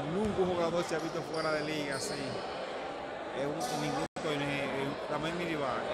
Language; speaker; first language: Spanish; native; Spanish